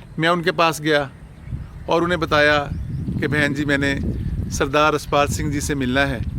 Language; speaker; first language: Urdu; non-native, local second language; Punjabi